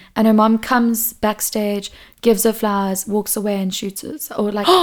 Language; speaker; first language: English; non-native, local second language; Portuguese